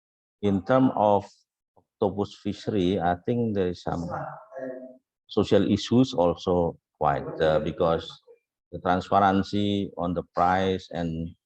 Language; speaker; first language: English; non-native, fluent; Indonesian